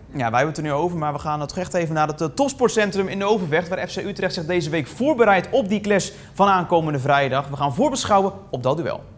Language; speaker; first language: Dutch; native; Dutch